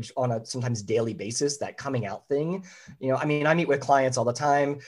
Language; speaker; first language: English; native; English